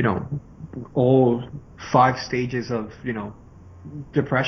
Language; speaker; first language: English; non-native, fluent; Spanish